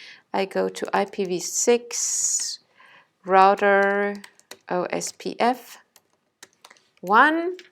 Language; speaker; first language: English; non-native, fluent; Danish